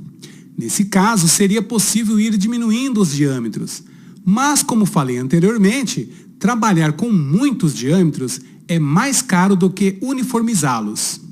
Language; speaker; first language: Portuguese; native; Portuguese